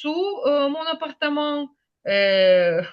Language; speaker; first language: French; non-native, fluent; Ukrainian